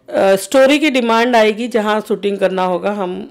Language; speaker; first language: Hindi; native; Hindi